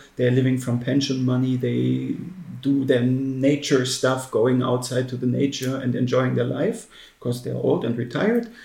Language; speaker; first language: English; non-native, fluent; German